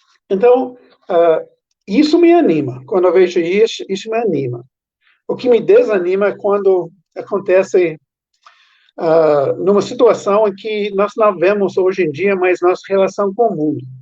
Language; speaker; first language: Portuguese; non-native, fluent; English